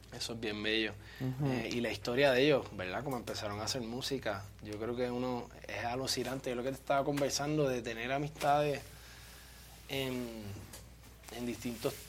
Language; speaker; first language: Spanish; native; Spanish